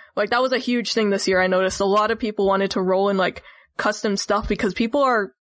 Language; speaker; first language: English; native; English